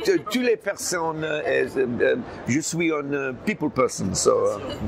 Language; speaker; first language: French; non-native, learner; English